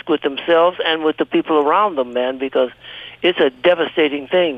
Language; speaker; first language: English; native; English